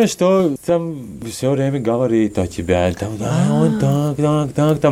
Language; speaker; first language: Russian; non-native, learner; Latvian